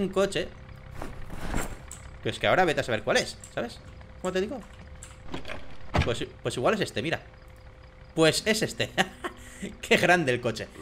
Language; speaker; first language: Spanish; native; Spanish